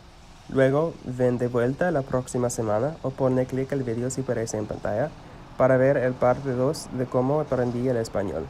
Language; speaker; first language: Spanish; non-native, learner; English